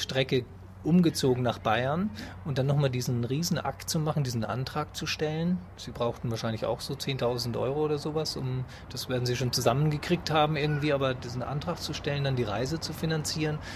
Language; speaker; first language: German; native; German